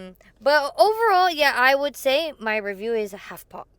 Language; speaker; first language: English; native; English